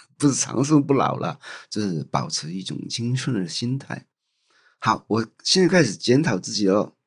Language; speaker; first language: Chinese; non-native, local second language; Cantonese